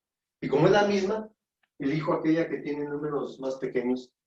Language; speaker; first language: Spanish; native; Spanish